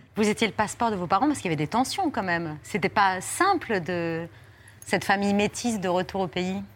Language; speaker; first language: French; native; French